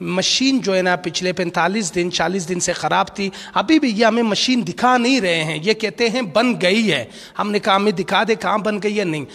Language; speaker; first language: Urdu; non-native, local second language; Pashto